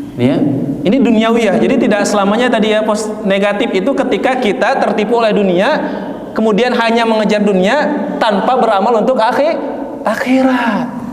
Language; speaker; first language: Indonesian; native; Indonesian